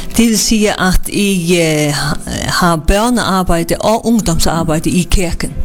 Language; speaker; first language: Danish; non-native, local second language; Faroese